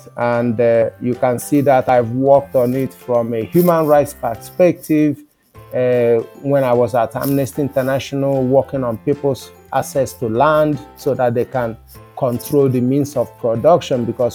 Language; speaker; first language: English; non-native, local second language; Igbo